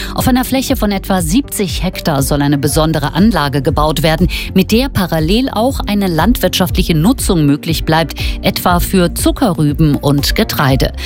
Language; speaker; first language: German; native; German